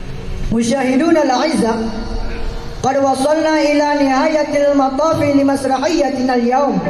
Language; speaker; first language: Arabic; non-native, learner; Indonesian